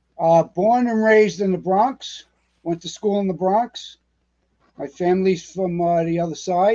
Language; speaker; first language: English; native; English